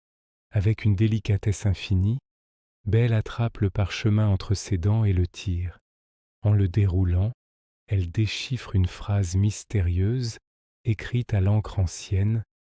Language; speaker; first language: French; native; French